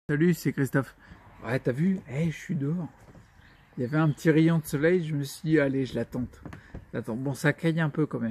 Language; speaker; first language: French; native; French